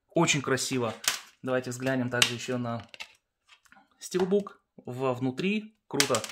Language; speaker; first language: Russian; early bilingual, heritage; Russian